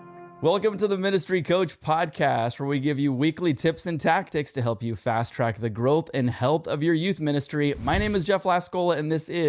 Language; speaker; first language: English; native; English